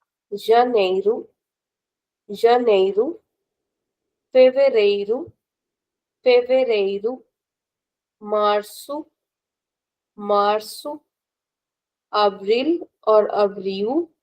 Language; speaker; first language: Portuguese; non-native, fluent; Hindi